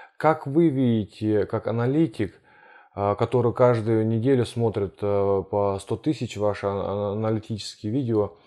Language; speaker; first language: Russian; early bilingual, heritage; Russian